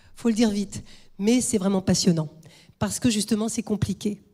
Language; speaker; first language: French; native; French